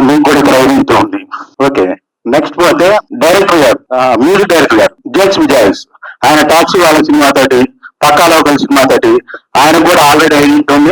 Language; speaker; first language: Telugu; native; Telugu